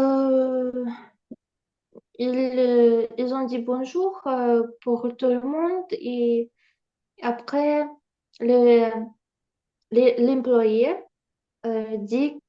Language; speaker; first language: French; non-native, learner; Ukrainian